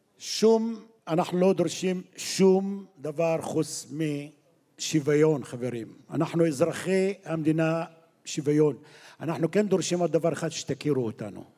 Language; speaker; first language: Hebrew; non-native, local second language; Arabic